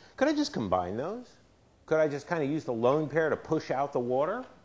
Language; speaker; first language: English; native; English